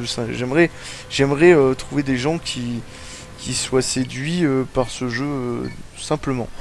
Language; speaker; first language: French; native; French